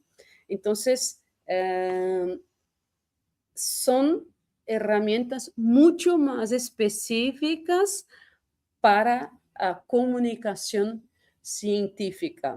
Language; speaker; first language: Spanish; non-native, fluent; Portuguese